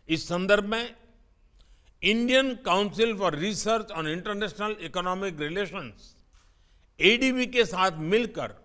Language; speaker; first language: Hindi; native; Hindi